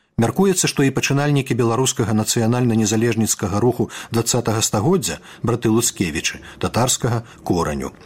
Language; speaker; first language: Belarusian; native; Belarusian